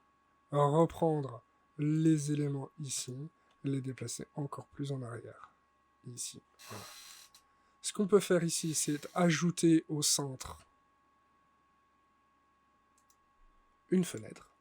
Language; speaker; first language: French; native; French